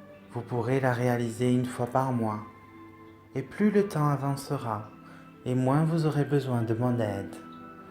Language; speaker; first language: French; native; French